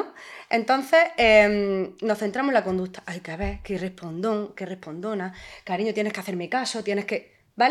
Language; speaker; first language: Spanish; native; Spanish